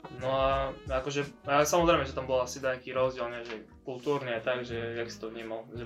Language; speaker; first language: Slovak; native; Slovak